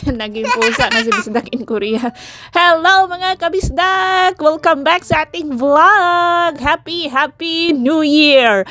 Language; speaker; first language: Filipino; non-native, local second language; Cebuano